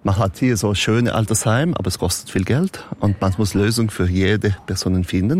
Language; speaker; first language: German; non-native, local second language; French